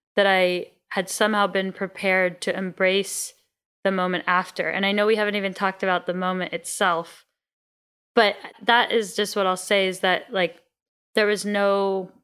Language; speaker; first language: English; early bilingual, other home language; Greek